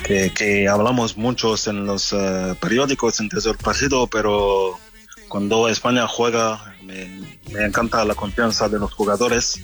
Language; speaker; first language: Spanish; non-native, fluent; French